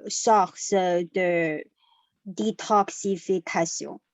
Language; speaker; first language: French; non-native, learner; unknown